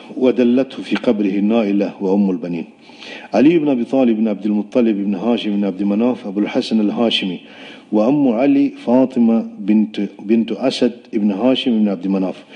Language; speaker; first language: Arabic; non-native, local second language; Pashto